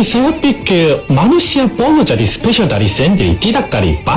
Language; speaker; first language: Indonesian; non-native, learner; Korean